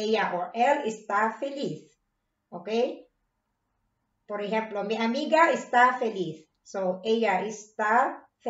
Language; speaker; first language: Spanish; non-native, fluent; Filipino